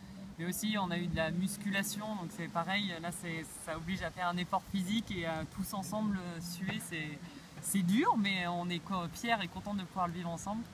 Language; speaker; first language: French; native; French